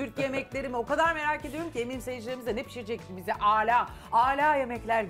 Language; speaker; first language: Turkish; native; Turkish